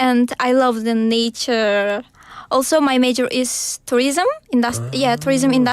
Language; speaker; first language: English; non-native, learner; Uzbek